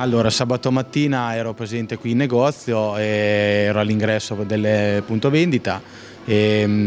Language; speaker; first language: Italian; native; Italian